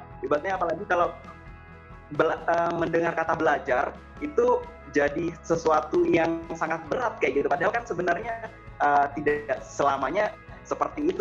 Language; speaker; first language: Indonesian; non-native, local second language; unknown